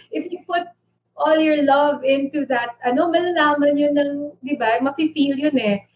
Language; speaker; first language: English; non-native, local second language; Iloko